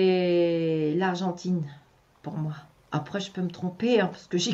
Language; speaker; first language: French; native; French